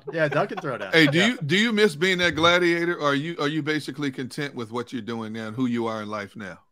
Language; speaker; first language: English; native; English